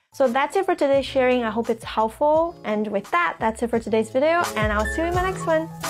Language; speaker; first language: English; non-native, fluent; Chinese